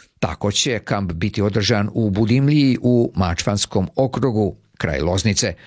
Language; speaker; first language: Serbian; early bilingual, heritage; Serbian